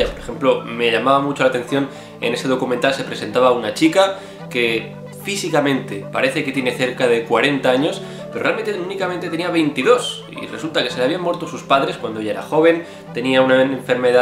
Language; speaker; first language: Spanish; native; Spanish